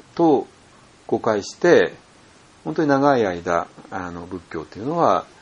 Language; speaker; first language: Japanese; native; Japanese